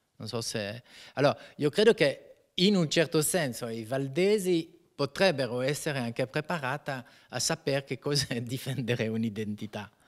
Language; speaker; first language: Italian; non-native, fluent; French